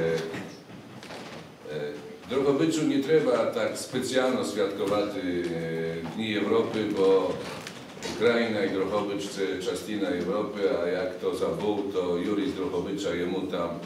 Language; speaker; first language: Polish; non-native, learner; Ukrainian